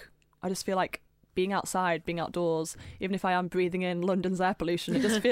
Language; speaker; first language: English; native; English